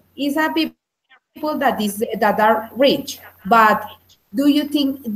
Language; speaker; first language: English; non-native, learner; Spanish